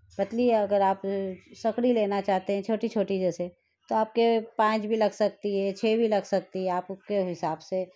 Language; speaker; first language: Hindi; native; Hindi